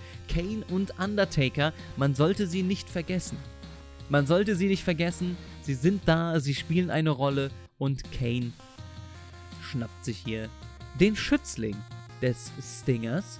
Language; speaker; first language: German; native; German